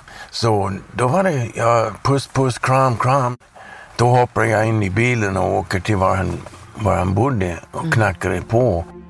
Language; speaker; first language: Swedish; non-native, fluent; English